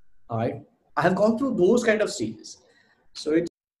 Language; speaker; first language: English; non-native, local second language; Hindi